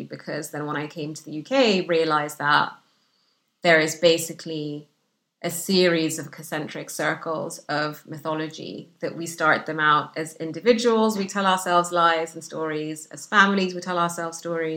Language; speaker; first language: English; non-native, fluent; Arabic